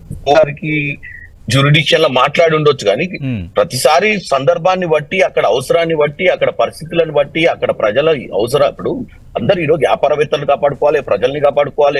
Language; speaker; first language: Telugu; native; Telugu